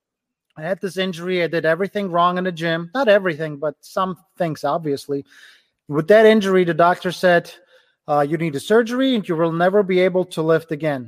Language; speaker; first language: English; non-native, fluent; Ukrainian